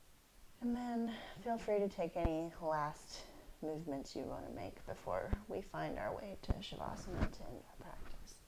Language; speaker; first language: English; native; English